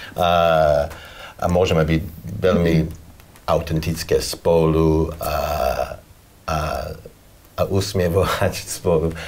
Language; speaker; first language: Slovak; non-native, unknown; English